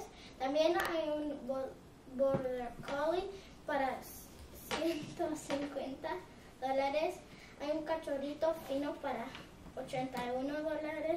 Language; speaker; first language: Spanish; non-native, learner; English